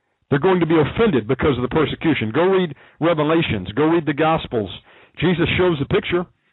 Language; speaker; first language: English; native; English